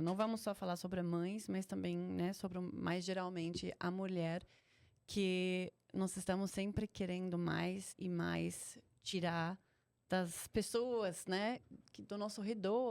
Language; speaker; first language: Portuguese; non-native, fluent; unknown